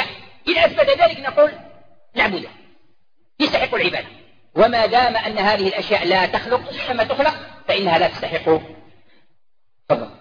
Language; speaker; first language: Arabic; native; Arabic